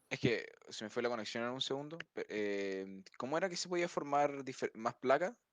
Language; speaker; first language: Spanish; native; Spanish